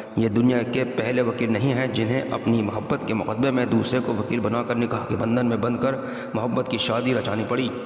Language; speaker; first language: Urdu; native; Urdu